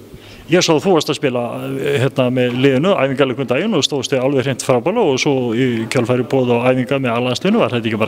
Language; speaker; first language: Icelandic; native; Icelandic